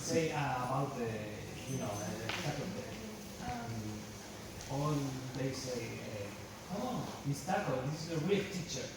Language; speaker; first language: English; non-native, learner; Spanish